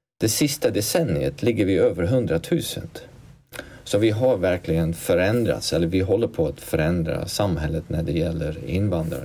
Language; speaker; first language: Swedish; non-native, fluent; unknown